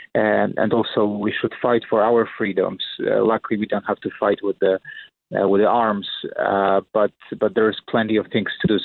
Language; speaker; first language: English; non-native, fluent; Polish